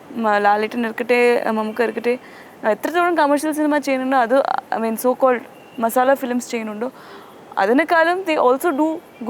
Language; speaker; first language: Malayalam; non-native, fluent; Tamil